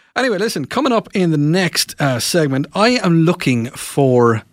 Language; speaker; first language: English; non-native, local second language; Irish